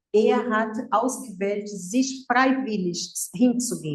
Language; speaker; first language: German; non-native, fluent; Portuguese